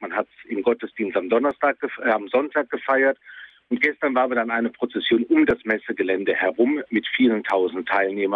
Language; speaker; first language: German; native; German